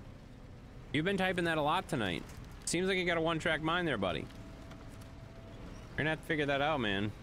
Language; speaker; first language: English; native; English